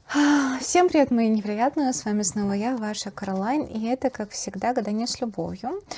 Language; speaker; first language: Russian; native; Russian